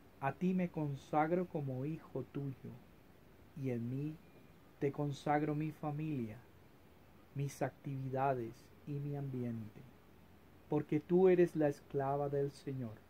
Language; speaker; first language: Spanish; native; Spanish